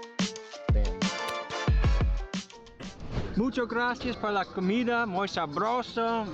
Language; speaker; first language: Spanish; non-native, learner; English